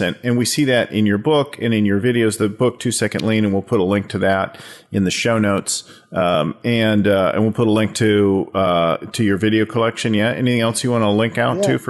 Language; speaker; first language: English; native; English